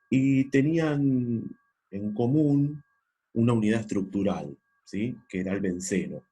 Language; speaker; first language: Spanish; native; Spanish